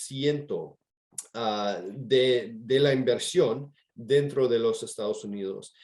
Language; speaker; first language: Spanish; non-native, fluent; English